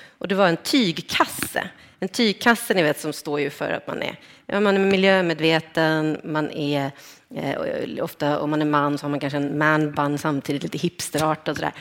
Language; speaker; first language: Swedish; native; Swedish